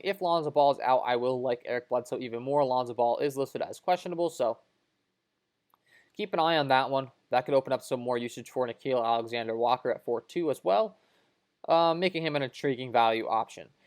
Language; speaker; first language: English; native; English